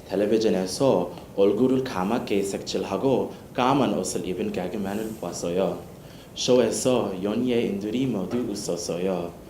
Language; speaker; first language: Korean; non-native, learner; English